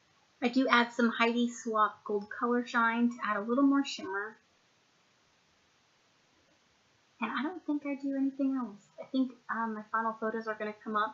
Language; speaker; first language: English; native; English